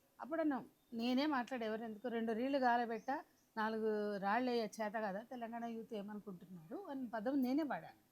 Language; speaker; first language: Telugu; native; Telugu